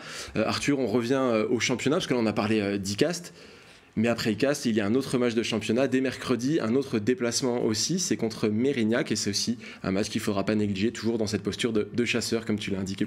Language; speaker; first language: French; native; French